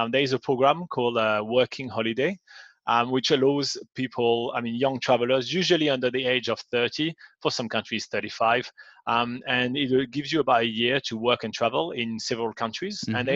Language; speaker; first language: English; non-native, fluent; French